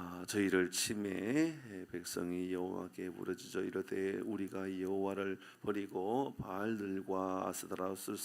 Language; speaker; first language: Korean; native; Korean